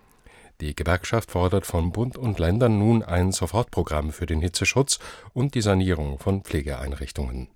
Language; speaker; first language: German; native; German